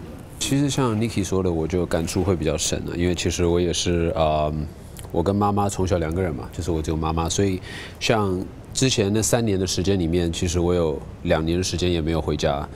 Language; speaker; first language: Chinese; native; Chinese